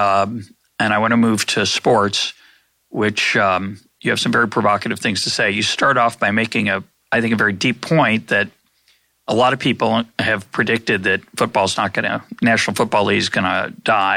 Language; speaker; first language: English; native; English